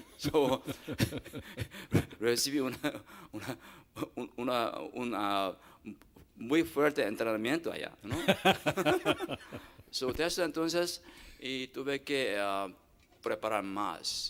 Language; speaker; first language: Spanish; non-native, learner; Korean